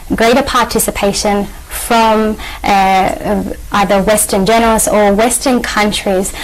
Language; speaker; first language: English; native; English